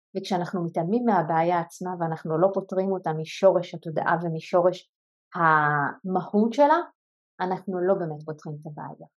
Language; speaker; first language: Hebrew; non-native, local second language; Arabic